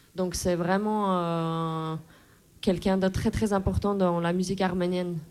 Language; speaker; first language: French; non-native, fluent; Armenian